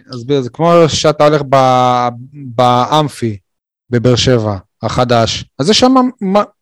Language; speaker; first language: Hebrew; early bilingual, other home language; Russian